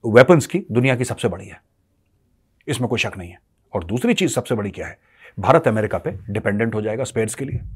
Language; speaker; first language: Hindi; native; Hindi